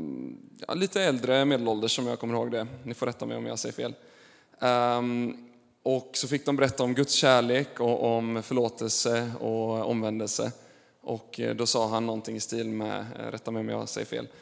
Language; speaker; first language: Swedish; native; Swedish